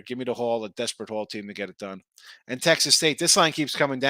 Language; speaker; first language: English; native; English